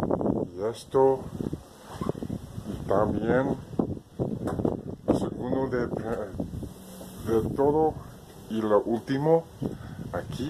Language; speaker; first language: Spanish; non-native, learner; English